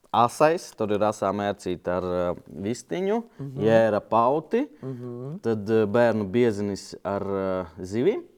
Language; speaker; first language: Latvian; non-native, local second language; Russian